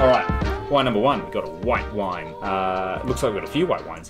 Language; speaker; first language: English; native; English